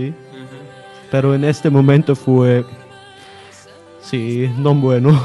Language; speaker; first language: Spanish; non-native, learner; German